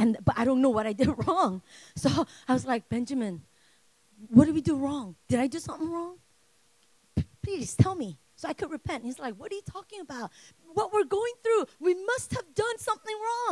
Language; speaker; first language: English; native; English